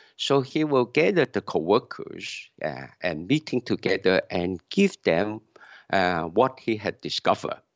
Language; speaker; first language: English; non-native, local second language; Cantonese